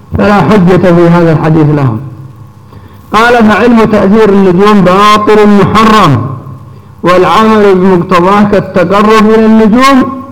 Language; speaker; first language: Arabic; native; Arabic